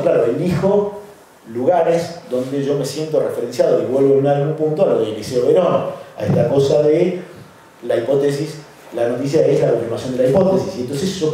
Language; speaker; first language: Spanish; native; Spanish